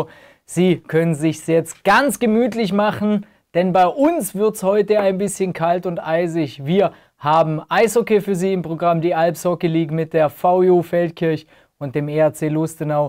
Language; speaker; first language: German; native; German